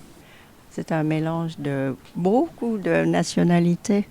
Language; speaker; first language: French; non-native, fluent; Vietnamese